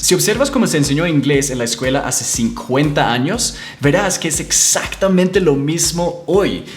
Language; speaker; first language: Spanish; non-native, fluent; English